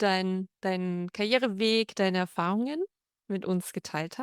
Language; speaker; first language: German; native; German